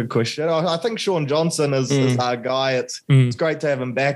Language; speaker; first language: English; native; English